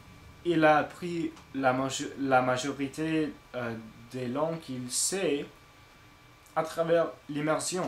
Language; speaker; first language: French; non-native, learner; English